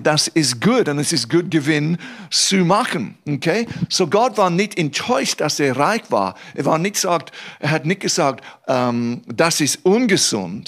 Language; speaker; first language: German; non-native, fluent; English